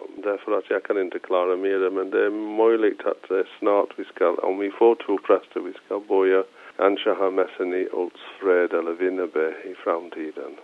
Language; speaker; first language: Swedish; non-native, fluent; English